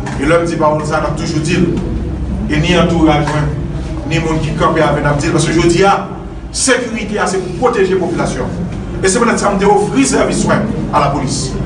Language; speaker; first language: French; non-native, local second language; Haitian Creole